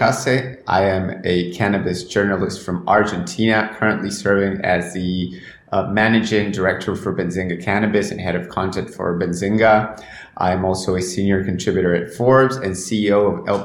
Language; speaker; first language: English; non-native, fluent; Spanish